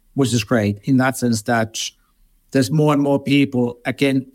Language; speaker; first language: English; non-native, fluent; Finnish